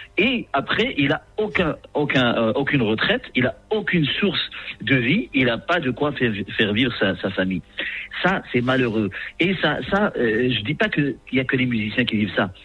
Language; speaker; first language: French; non-native, local second language; Arabic